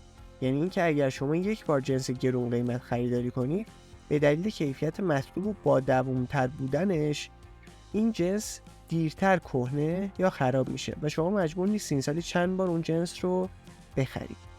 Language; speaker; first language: Persian; native; Persian